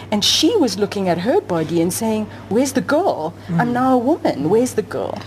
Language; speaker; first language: English; native; English